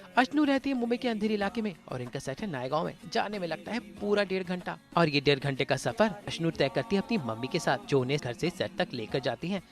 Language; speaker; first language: Hindi; native; Hindi